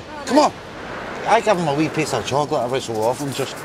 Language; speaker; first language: English; native; English